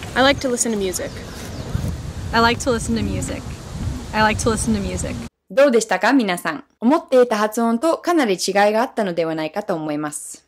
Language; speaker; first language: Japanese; non-native, fluent; English